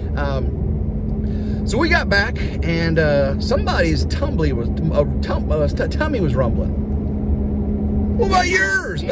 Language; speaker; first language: English; native; English